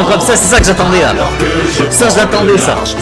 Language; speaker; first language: French; native; French